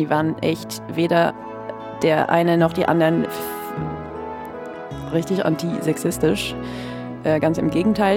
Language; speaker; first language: German; native; German